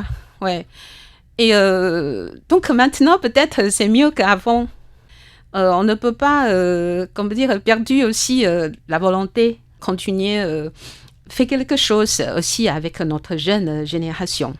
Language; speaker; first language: French; non-native, fluent; Chinese